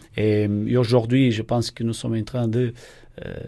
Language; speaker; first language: French; non-native, fluent; Portuguese